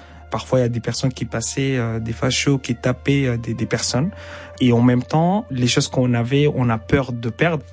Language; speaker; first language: French; non-native, fluent; Arabic